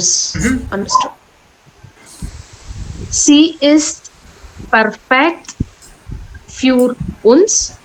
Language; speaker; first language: German; non-native, learner; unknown